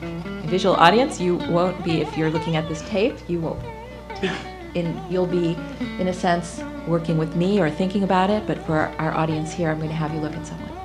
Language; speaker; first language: English; native; English